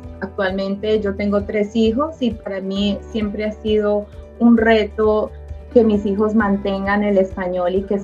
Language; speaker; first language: Spanish; early bilingual, other home language; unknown